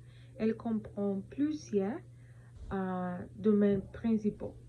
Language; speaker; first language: French; non-native, learner; Spanish